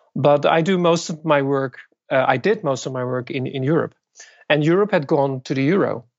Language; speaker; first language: English; non-native, fluent; Dutch